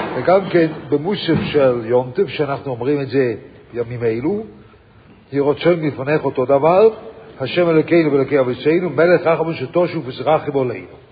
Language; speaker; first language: Hebrew; non-native, fluent; English